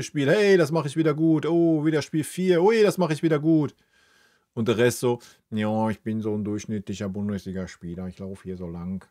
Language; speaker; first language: German; native; German